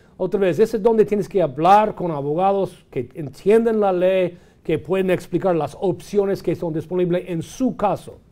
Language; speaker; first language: Spanish; non-native, fluent; English